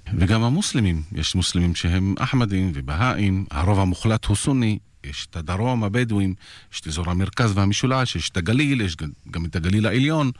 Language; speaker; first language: Hebrew; non-native, local second language; Arabic